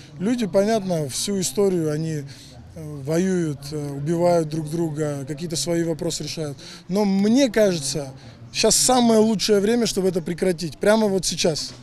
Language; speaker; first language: Russian; non-native, local second language; Georgian